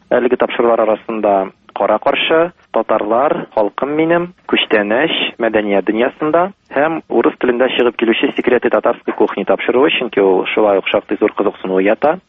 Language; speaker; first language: Tatar; native; Tatar